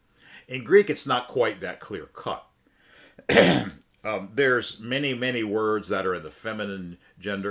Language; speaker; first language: English; native; English